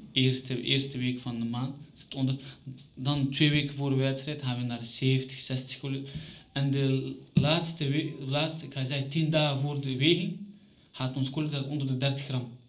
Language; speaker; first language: Dutch; non-native, fluent; Chechen